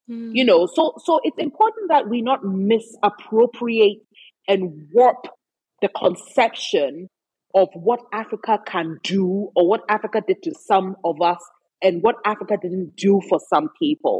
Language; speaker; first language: English; non-native, local second language; Akan